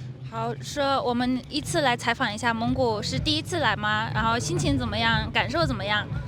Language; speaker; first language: Chinese; non-native, fluent; Mongolian